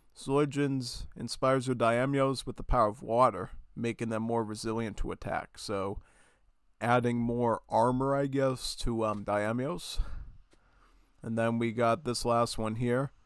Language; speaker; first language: English; native; English